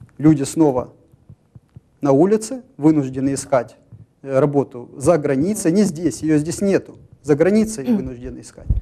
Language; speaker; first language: Russian; native; Russian